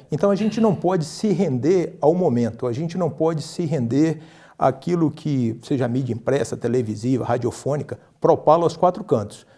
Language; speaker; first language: Portuguese; native; Portuguese